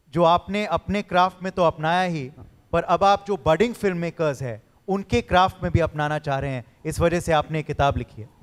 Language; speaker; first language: Hindi; native; Hindi